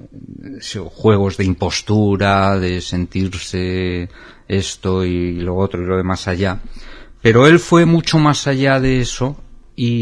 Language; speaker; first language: Spanish; native; Spanish